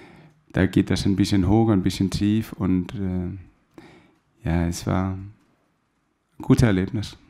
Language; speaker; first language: German; non-native, fluent; Danish